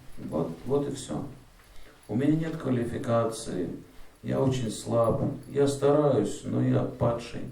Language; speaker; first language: Russian; native; Russian